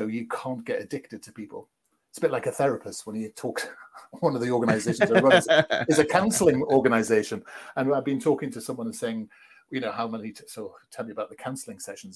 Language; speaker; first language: English; native; English